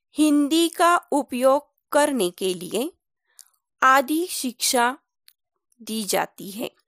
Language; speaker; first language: Hindi; non-native, local second language; Marathi